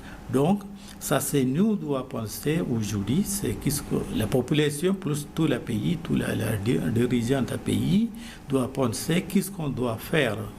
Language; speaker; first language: French; non-native, learner; Malayalam